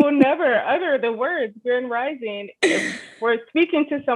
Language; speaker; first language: English; native; English